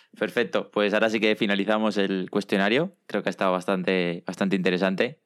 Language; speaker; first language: Spanish; native; Spanish